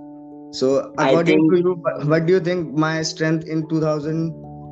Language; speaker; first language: English; non-native, local second language; Hindi